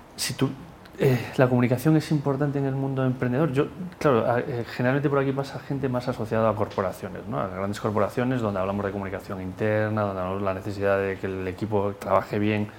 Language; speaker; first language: Spanish; native; Spanish